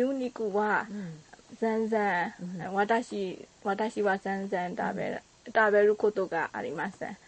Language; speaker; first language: Japanese; non-native, learner; Burmese